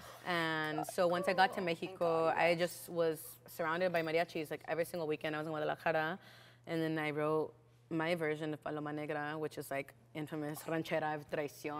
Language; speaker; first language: English; early bilingual, other home language; Spanish